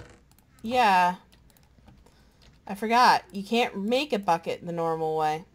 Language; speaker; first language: English; native; English